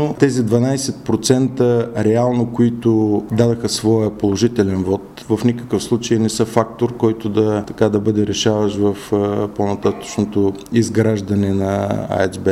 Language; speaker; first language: Bulgarian; native; Bulgarian